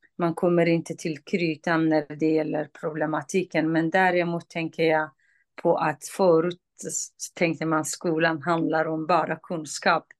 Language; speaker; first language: Swedish; non-native, fluent; Kurdish